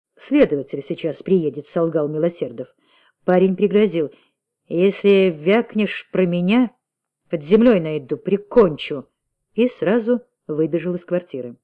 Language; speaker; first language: Russian; native; Russian